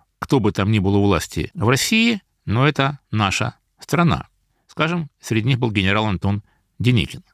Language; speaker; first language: Russian; native; Russian